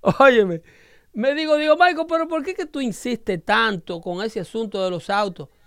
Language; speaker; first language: Spanish; native; Spanish